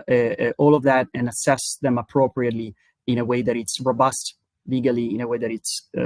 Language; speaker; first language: English; non-native, fluent; Italian